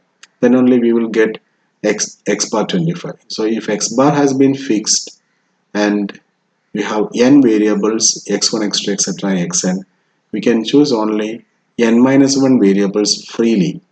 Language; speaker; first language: English; non-native, local second language; Malayalam